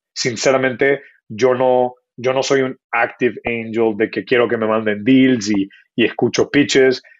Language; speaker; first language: Spanish; native; Spanish